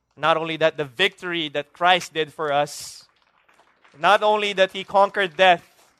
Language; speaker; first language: English; non-native, local second language; Hiligaynon